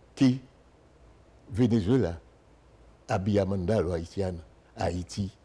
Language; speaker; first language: Spanish; non-native, fluent; Haitian Creole